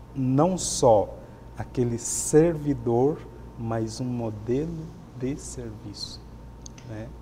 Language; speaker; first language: Portuguese; native; Portuguese